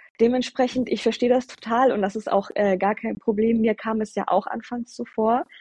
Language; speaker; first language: German; early bilingual, other home language; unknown